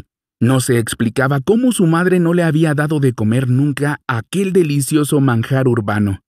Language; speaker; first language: Spanish; native; Spanish